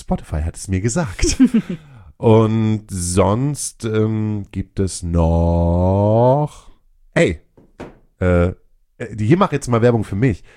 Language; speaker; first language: German; native; German